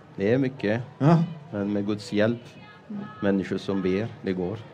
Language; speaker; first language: Swedish; non-native, fluent; Amharic